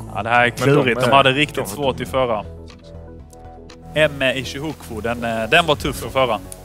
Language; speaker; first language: Swedish; native; Swedish